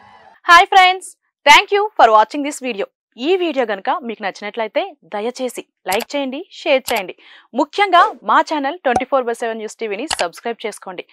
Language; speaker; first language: Telugu; native; Telugu